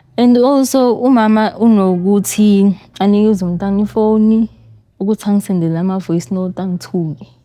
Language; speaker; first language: Zulu; native; Zulu